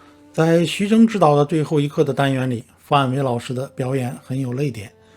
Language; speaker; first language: Chinese; native; Chinese